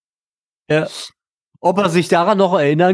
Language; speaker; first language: German; native; German